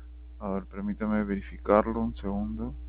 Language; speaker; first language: Spanish; native; Spanish